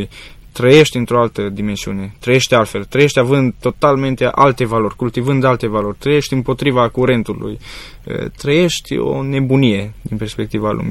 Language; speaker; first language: Romanian; native; Romanian